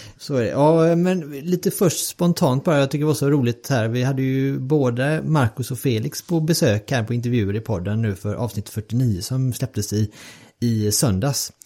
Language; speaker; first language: Swedish; native; Swedish